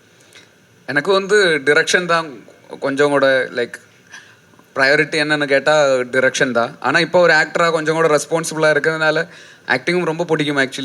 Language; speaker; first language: Tamil; non-native, learner; Malayalam